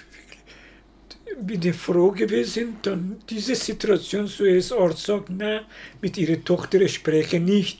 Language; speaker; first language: German; non-native, learner; Persian